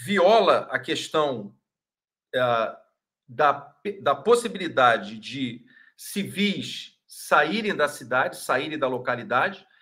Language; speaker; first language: Portuguese; native; Portuguese